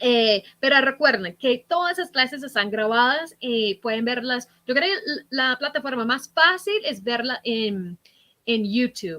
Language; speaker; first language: Spanish; non-native, fluent; English